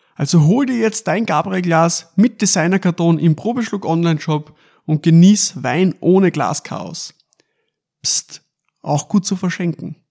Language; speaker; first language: German; native; German